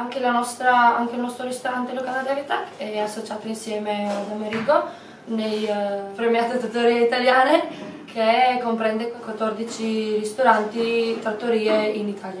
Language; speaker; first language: Italian; non-native, local second language; Slovenian